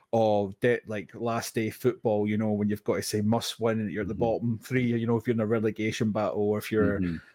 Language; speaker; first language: English; native; English